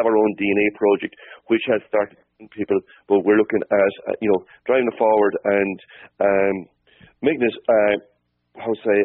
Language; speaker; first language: English; native; English